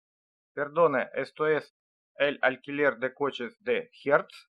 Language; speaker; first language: Spanish; non-native, learner; Russian